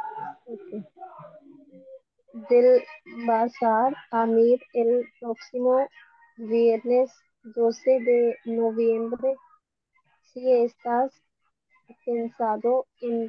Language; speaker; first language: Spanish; non-native, learner; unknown